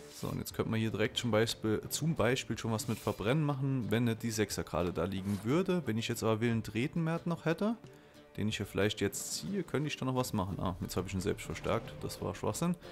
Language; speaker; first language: German; native; German